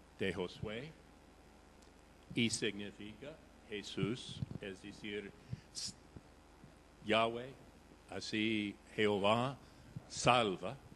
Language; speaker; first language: Spanish; non-native, fluent; English